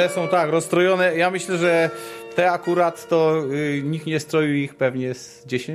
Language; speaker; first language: Polish; native; Polish